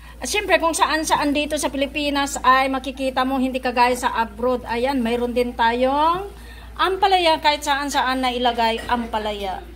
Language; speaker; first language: Filipino; non-native, local second language; Iloko